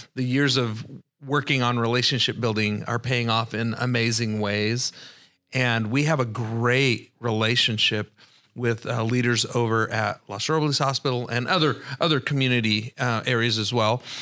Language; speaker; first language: English; native; English